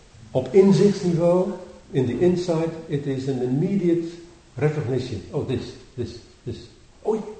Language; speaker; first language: English; non-native, fluent; Dutch